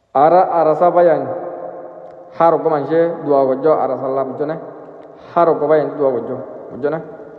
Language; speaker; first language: Burmese; non-native, local second language; Rohingya